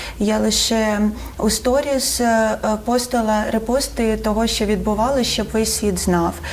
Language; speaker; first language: Ukrainian; non-native, local second language; Russian